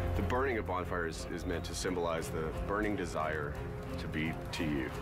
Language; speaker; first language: English; native; English